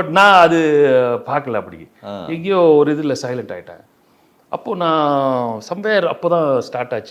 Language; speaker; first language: Tamil; non-native, local second language; Telugu